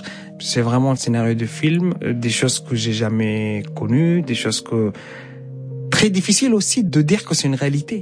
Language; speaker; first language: French; non-native, fluent; Arabic